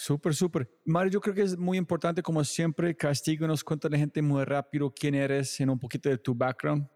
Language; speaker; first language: Spanish; non-native, fluent; English